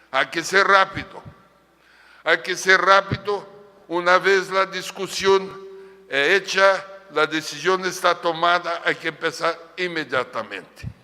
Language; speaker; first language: Spanish; non-native, fluent; Portuguese